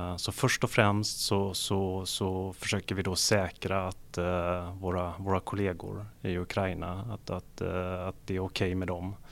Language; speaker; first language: Swedish; native; Swedish